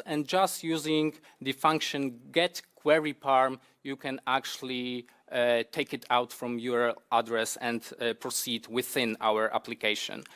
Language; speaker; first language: English; non-native, fluent; Polish